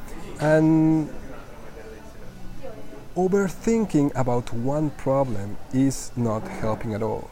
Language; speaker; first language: English; non-native, fluent; Spanish